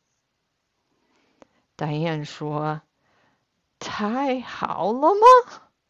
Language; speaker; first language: Chinese; non-native, fluent; English